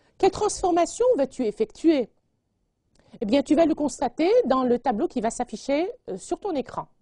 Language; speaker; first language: French; non-native, local second language; Arabic